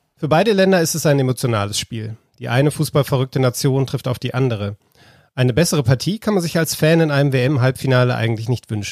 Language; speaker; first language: German; native; German